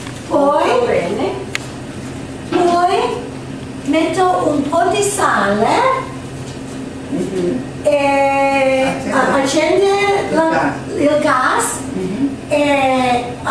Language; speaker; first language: Italian; non-native, learner; English